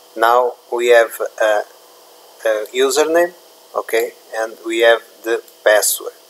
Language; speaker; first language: English; non-native, learner; Portuguese